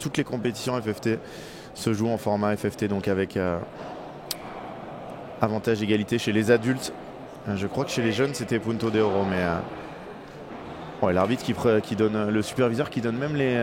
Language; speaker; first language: French; native; French